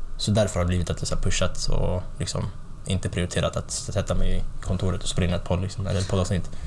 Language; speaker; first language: Swedish; early bilingual, other home language; Tigrinya